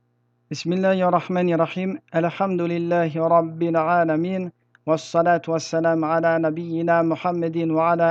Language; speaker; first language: Arabic; non-native, fluent; French